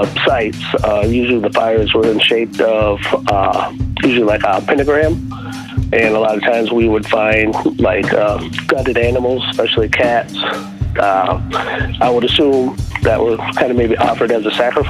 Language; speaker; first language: English; native; English